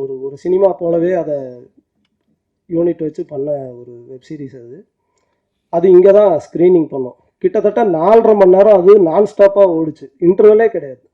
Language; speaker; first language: Tamil; native; Tamil